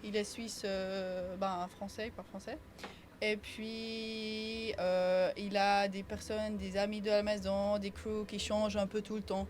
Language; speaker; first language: French; non-native, fluent; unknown